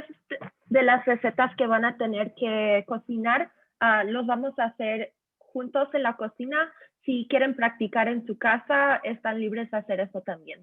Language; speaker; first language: Spanish; early bilingual, heritage; Spanish